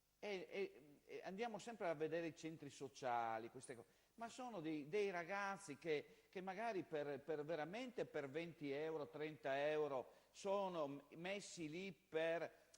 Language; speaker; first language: Italian; native; Italian